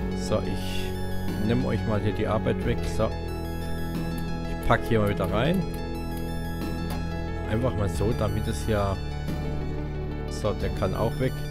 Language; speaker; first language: German; native; German